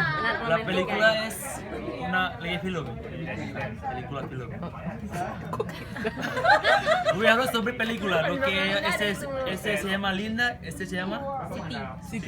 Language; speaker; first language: Spanish; non-native, learner; Indonesian